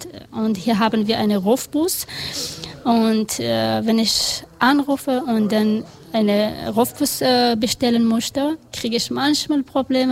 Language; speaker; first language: German; non-native, learner; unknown